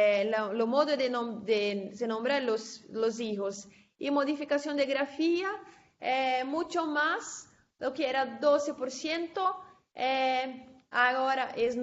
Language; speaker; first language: Spanish; non-native, fluent; Portuguese